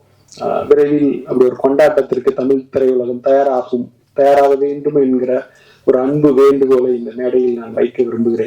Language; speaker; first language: Tamil; native; Tamil